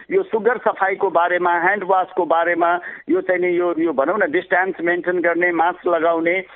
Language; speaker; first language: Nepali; non-native, local second language; Maithili